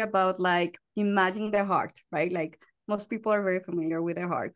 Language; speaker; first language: English; non-native, fluent; Spanish